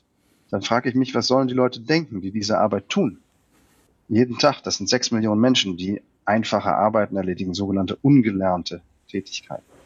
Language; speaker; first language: German; native; German